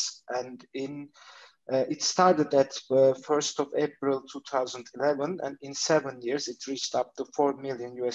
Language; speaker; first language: English; non-native, fluent; Turkish